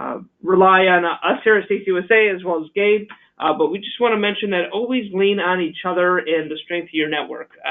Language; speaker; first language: English; native; English